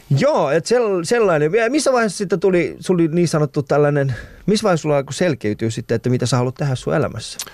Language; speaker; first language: Finnish; early bilingual, other home language; Persian